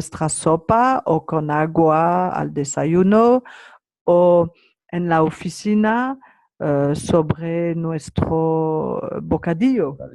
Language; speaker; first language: Spanish; non-native, learner; French